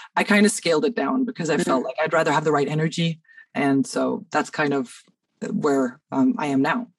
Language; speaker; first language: English; early bilingual, other home language; Danish